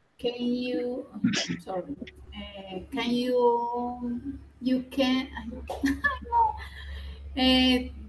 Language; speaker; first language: English; non-native, learner; Spanish